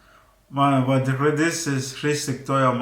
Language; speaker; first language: German; non-native, learner; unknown